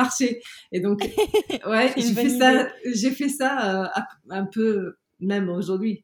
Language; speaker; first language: French; non-native, learner; English